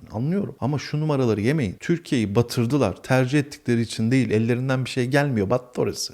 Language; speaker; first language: Turkish; native; Turkish